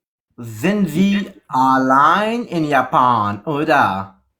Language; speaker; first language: German; non-native, fluent; Pashto